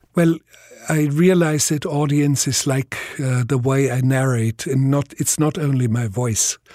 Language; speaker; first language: English; non-native, fluent; German